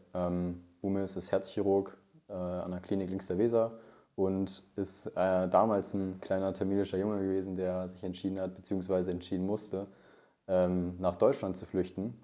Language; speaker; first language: German; native; German